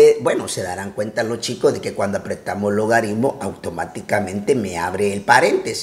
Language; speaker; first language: Spanish; native; Spanish